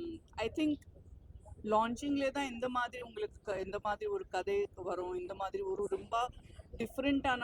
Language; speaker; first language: Tamil; non-native, fluent; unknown